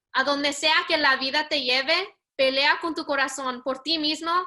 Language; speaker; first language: Spanish; early bilingual, heritage; Spanish